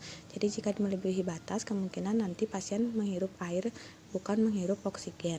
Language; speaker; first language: Indonesian; native; Indonesian